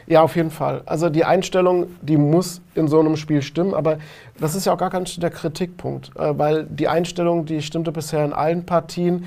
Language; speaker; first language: German; native; German